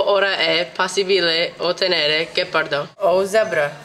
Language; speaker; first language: Italian; non-native, learner; English